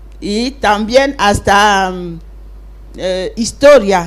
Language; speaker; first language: Spanish; non-native, fluent; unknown